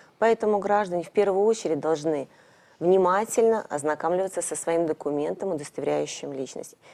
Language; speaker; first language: Russian; native; Russian